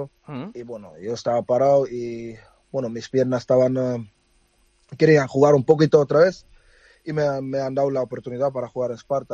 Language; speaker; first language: Spanish; non-native, fluent; Dutch